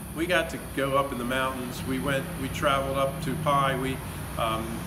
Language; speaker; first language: English; native; English